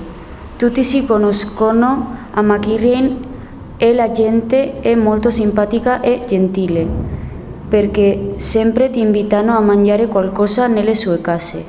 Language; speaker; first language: Italian; non-native, learner; Spanish